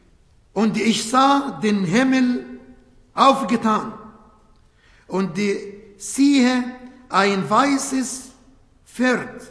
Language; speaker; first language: German; non-native, fluent; Arabic